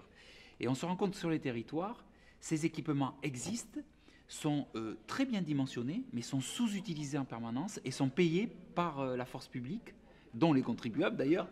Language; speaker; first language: French; native; French